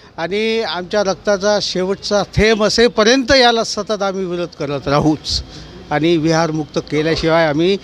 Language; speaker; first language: Marathi; native; Marathi